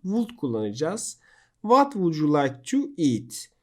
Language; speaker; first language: English; non-native, fluent; Turkish